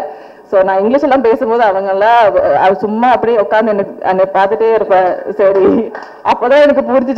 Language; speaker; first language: Tamil; non-native, fluent; Malayalam